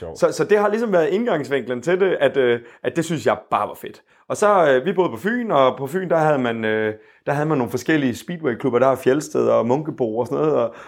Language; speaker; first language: Danish; native; Danish